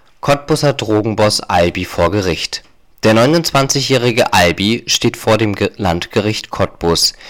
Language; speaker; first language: German; native; German